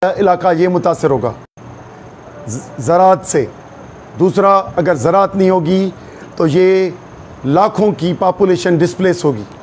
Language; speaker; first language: Urdu; non-native, local second language; Sindhi